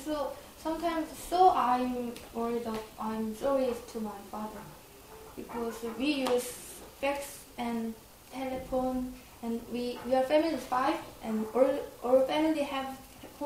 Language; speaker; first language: English; non-native, learner; Korean